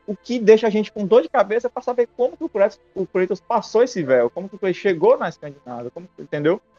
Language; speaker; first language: Portuguese; native; Portuguese